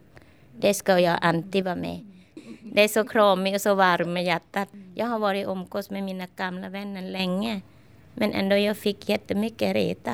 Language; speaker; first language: Swedish; non-native, learner; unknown